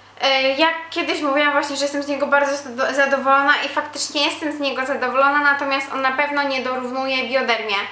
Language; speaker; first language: Polish; native; Polish